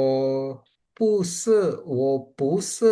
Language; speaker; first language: Chinese; non-native, learner; Indonesian